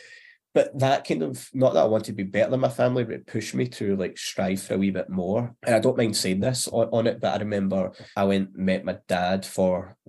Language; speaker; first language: English; native; English